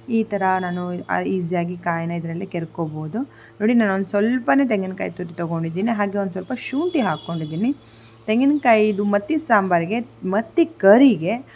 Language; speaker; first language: Kannada; non-native, local second language; Konkani